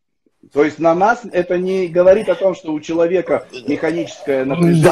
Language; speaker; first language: Russian; native; Russian